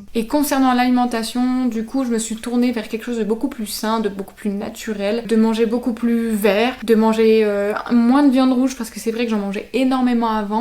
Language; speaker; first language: French; native; French